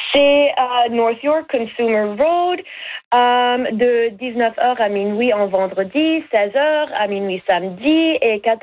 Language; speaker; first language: French; non-native, local second language; Arabic